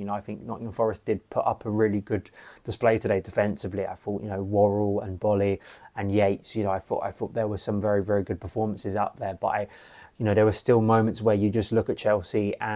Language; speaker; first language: English; native; English